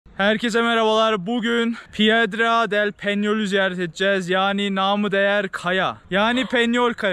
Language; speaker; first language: Turkish; native; Turkish